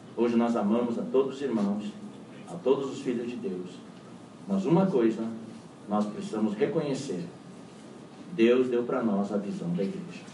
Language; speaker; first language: Portuguese; non-native, fluent; Chinese